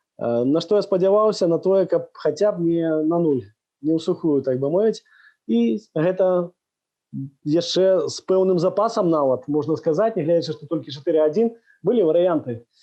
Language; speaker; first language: Belarusian; non-native, local second language; Russian